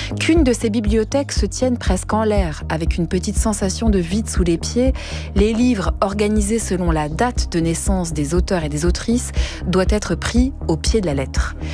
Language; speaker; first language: French; native; French